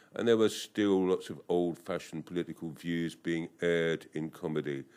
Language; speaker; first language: English; native; English